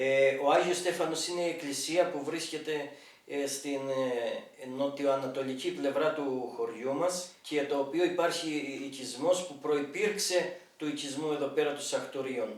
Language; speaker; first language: Greek; native; Greek